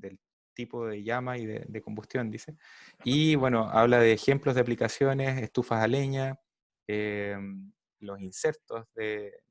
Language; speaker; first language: Spanish; native; Spanish